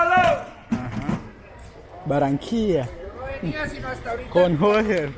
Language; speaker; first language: Spanish; non-native, learner; Swahili